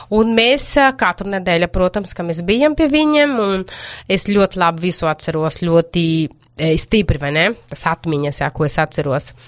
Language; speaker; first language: Latvian; non-native, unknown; Portuguese